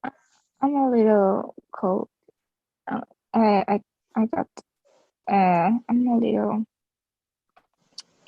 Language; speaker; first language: English; non-native, learner; Spanish